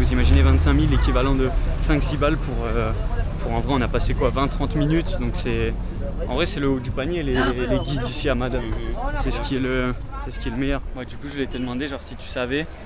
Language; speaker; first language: French; native; French